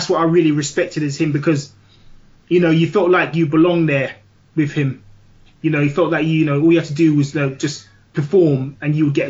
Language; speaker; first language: English; native; English